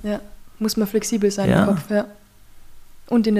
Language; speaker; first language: German; native; German